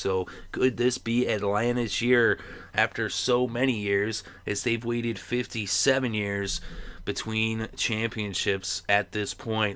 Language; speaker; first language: English; native; English